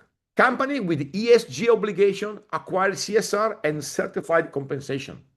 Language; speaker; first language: English; non-native, fluent; Italian